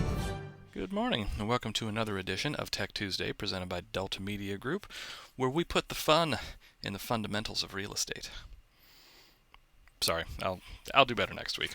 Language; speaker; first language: English; native; English